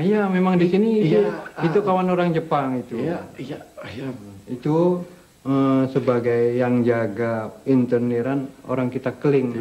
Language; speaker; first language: Indonesian; non-native, local second language; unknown